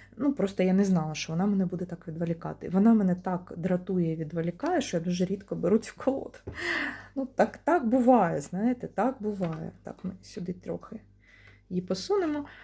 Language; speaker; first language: Ukrainian; non-native, local second language; Russian